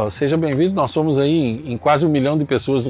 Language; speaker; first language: Portuguese; native; Portuguese